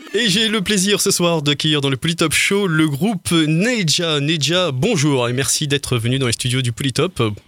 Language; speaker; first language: French; native; French